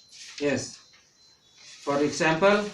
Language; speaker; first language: English; non-native, learner; Indonesian